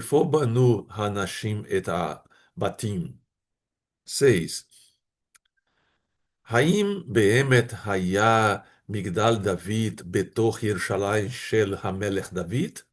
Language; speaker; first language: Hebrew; non-native, fluent; Portuguese